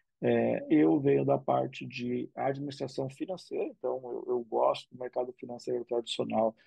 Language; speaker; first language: Portuguese; native; Portuguese